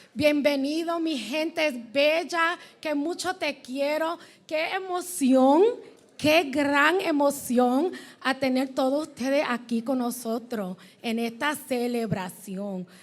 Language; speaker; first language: Spanish; early bilingual, heritage; Spanish